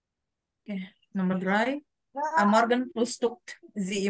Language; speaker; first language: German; non-native, learner; Indonesian